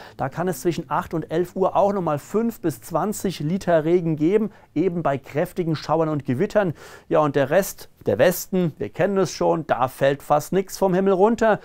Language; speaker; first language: German; native; German